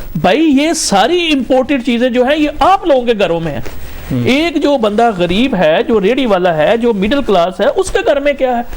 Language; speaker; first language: Urdu; non-native, local second language; Punjabi